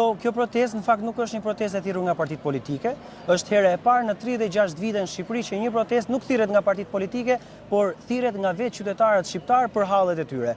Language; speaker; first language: Albanian; native; Albanian